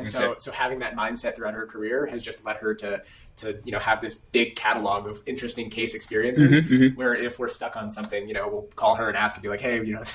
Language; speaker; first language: English; native; English